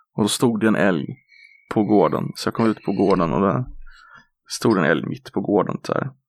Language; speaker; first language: Swedish; native; Swedish